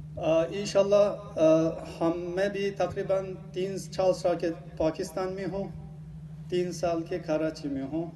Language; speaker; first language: Urdu; non-native, learner; Turkish